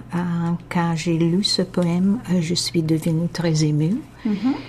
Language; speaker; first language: French; non-native, fluent; Russian